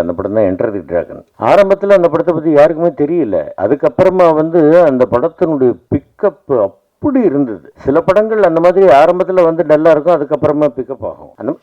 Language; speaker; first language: Tamil; native; Tamil